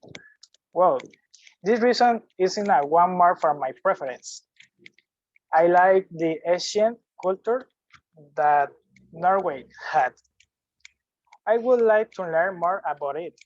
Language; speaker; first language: English; non-native, learner; Spanish